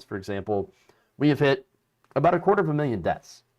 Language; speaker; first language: English; native; English